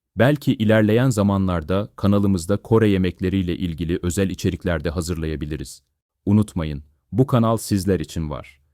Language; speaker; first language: Turkish; non-native, fluent; Korean